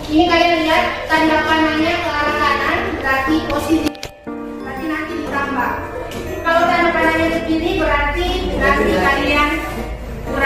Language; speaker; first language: Indonesian; native; Indonesian